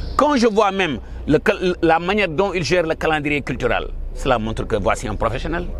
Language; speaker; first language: French; non-native, local second language; Wolof